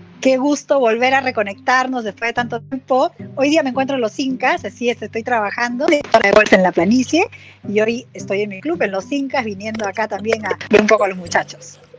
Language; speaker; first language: Spanish; native; Spanish